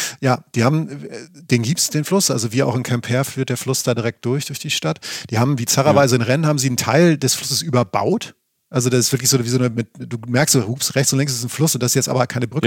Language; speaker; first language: German; native; German